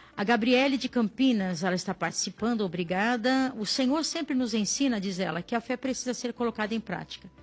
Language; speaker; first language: Portuguese; native; Portuguese